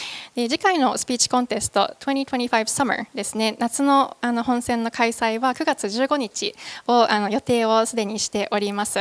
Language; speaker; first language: Japanese; native; Japanese